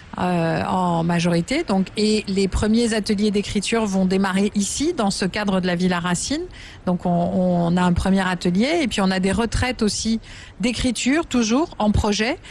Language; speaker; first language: French; native; French